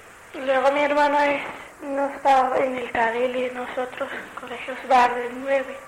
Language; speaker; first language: Spanish; non-native, learner; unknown